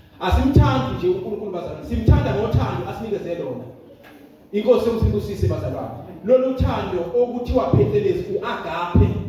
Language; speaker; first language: Zulu; native; Zulu